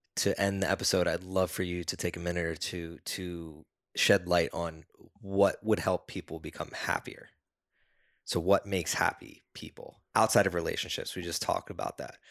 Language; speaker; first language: English; native; English